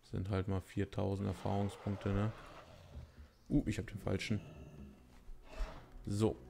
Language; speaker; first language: German; native; German